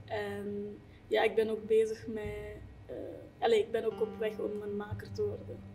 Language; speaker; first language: Dutch; non-native, fluent; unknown